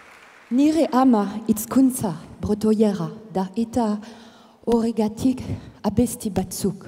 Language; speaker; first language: Basque; non-native, learner; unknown